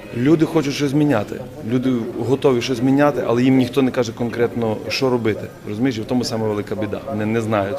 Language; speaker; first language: Ukrainian; native; Ukrainian